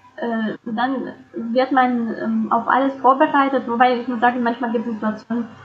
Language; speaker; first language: German; non-native, fluent; Russian